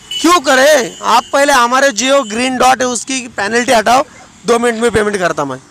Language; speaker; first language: Hindi; non-native, local second language; Marathi